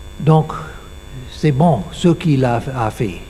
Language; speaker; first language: French; non-native, learner; English